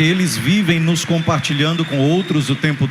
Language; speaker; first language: Portuguese; native; Portuguese